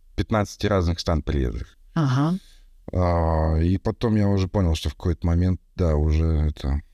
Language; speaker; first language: Russian; native; Russian